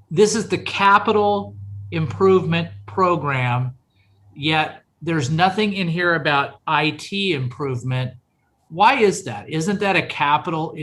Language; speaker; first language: English; native; English